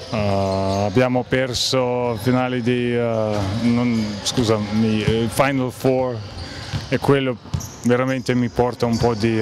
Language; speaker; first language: Italian; non-native, fluent; Lithuanian